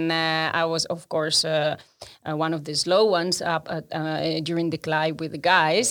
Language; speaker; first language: English; non-native, fluent; Italian